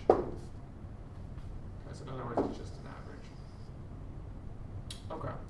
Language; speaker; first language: English; native; English